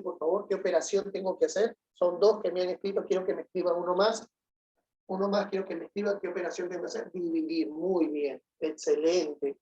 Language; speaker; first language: Spanish; native; Spanish